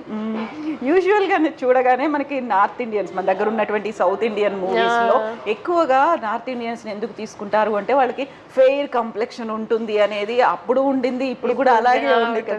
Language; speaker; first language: Telugu; native; Telugu